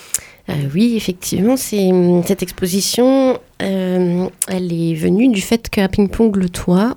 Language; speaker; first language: French; native; French